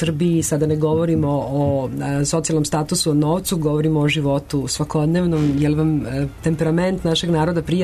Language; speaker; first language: Serbian; native; Serbian